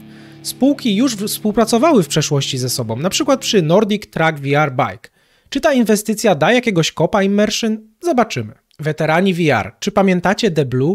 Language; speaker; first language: Polish; native; Polish